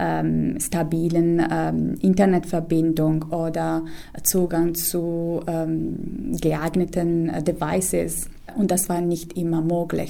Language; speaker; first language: German; non-native, fluent; Italian